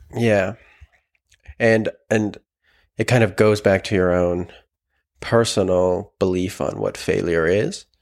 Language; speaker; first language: English; native; English